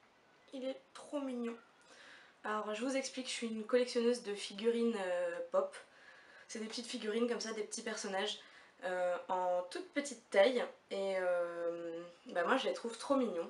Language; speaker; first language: French; native; French